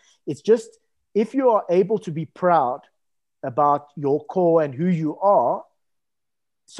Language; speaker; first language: English; native; English